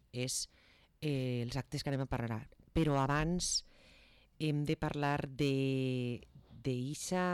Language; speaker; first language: Catalan; native; Catalan